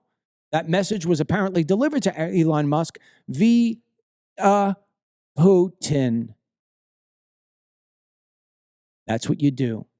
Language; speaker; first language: English; native; English